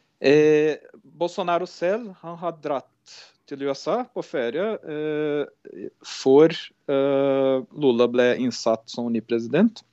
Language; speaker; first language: Norwegian; non-native, fluent; Portuguese